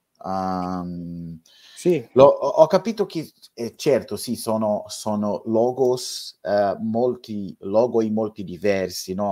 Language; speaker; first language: Italian; non-native, fluent; Portuguese